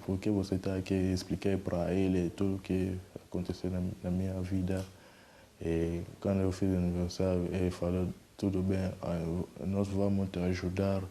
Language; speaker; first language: Portuguese; non-native, learner; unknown